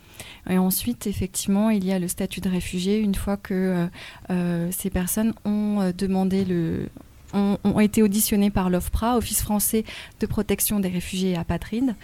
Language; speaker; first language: French; native; French